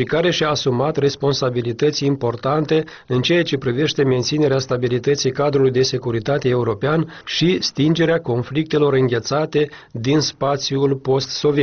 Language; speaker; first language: Romanian; native; Romanian